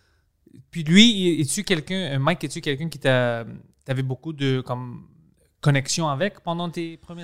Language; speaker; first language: French; non-native, local second language; English